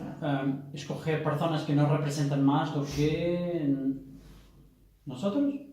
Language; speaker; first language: Spanish; non-native, fluent; Portuguese